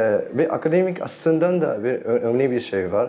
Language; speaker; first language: Turkish; non-native, learner; Japanese